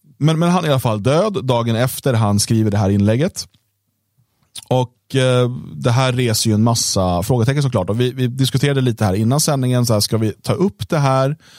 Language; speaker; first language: Swedish; native; Swedish